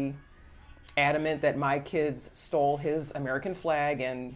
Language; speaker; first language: English; native; English